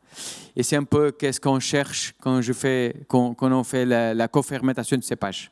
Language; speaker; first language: French; non-native, fluent; Portuguese